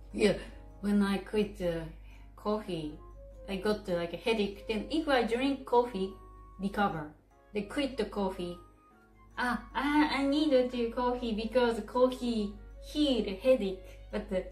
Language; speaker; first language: English; non-native, learner; Japanese